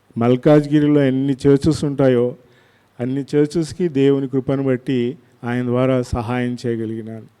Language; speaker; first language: Telugu; non-native, local second language; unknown